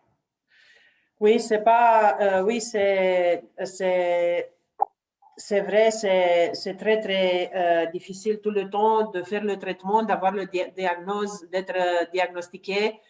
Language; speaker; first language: French; non-native, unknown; Romanian